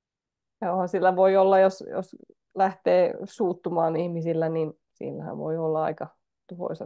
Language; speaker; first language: Finnish; native; Finnish